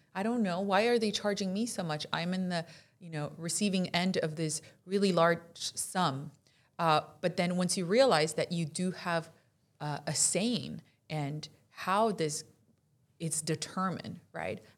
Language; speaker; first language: English; non-native, fluent; Spanish